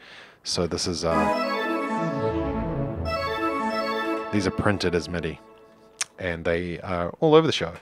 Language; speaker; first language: English; native; English